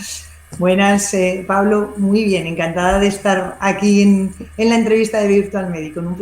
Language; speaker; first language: Spanish; native; Spanish